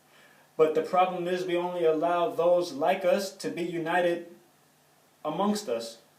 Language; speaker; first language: English; native; English